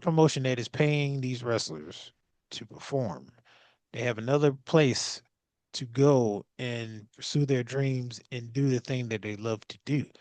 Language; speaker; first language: English; native; English